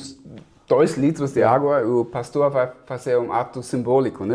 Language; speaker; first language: Portuguese; non-native, fluent; German